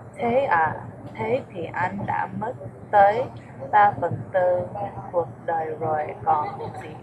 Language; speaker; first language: Vietnamese; non-native, learner; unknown